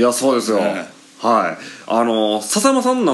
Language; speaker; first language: Japanese; native; Japanese